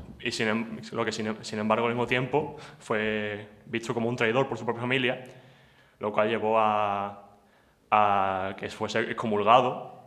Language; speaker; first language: Spanish; native; Spanish